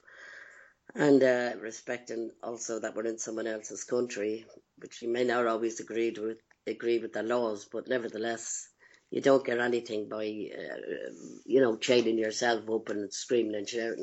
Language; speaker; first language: English; native; English